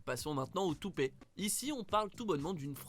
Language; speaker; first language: French; native; French